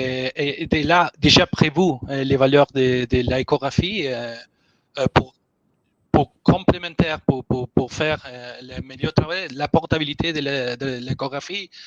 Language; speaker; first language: French; non-native, learner; Spanish